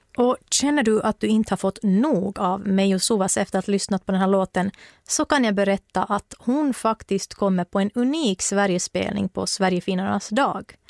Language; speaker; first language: Swedish; native; Swedish